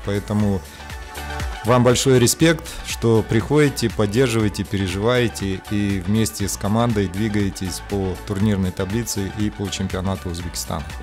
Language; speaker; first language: Russian; native; Russian